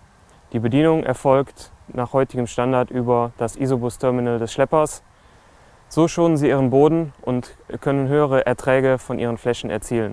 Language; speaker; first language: German; native; German